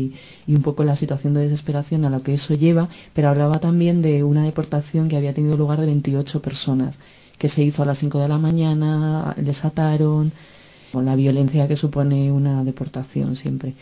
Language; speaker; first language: Spanish; native; Spanish